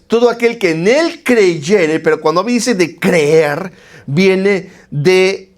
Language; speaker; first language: Spanish; native; Spanish